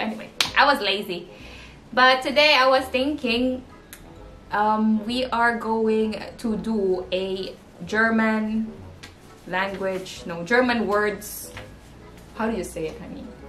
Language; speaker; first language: English; non-native, local second language; Cebuano